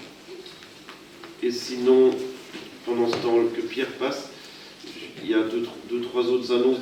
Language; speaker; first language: French; native; French